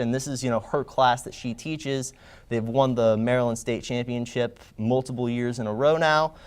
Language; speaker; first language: English; native; English